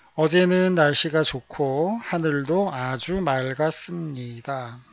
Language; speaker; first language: Korean; native; Korean